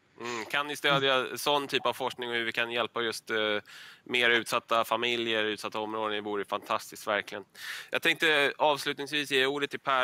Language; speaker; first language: Swedish; native; Swedish